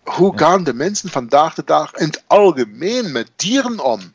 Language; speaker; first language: Dutch; non-native, fluent; German